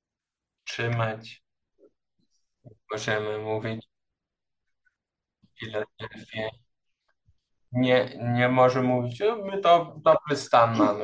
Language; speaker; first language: Polish; non-native, learner; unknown